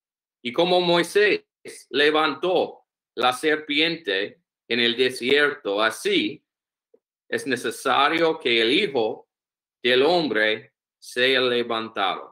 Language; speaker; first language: Spanish; non-native, learner; English